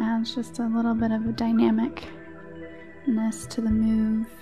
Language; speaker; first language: English; native; English